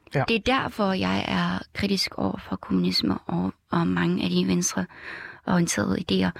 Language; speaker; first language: Danish; non-native, fluent; Vietnamese